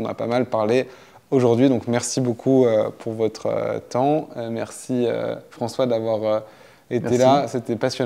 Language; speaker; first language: French; native; French